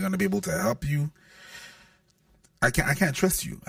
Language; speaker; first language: English; non-native, fluent; French